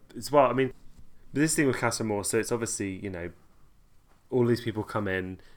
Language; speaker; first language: English; native; English